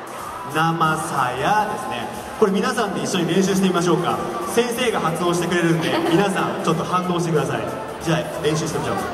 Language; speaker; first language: Japanese; native; Japanese